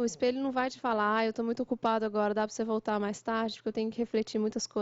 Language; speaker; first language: Portuguese; native; Portuguese